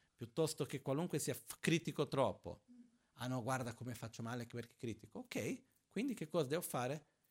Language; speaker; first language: Italian; non-native, fluent; Portuguese